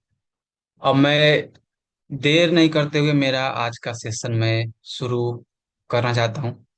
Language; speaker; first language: Hindi; non-native, learner; Nepali